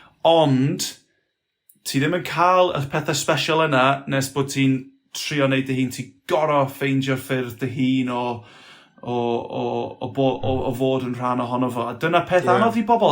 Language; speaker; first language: Welsh; non-native, local second language; English